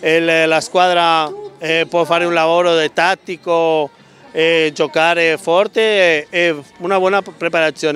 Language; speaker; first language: Italian; non-native, learner; Spanish